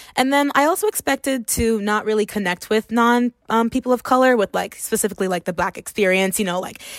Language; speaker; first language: English; native; English